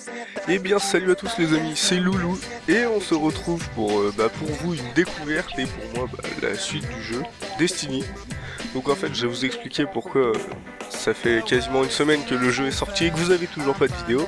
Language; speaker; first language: French; native; French